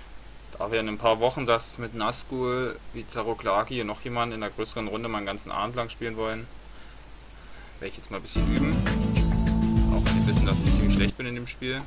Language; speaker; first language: German; native; German